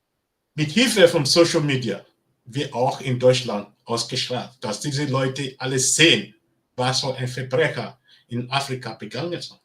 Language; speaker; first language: German; non-native, learner; Bini